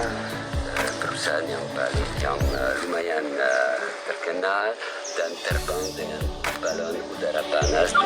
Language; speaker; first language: Indonesian; non-native, learner; French